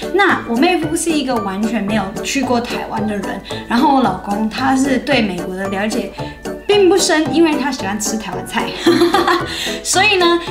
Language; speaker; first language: Chinese; early bilingual, heritage; Chinese